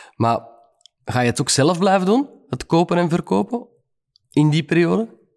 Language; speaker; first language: Dutch; native; Dutch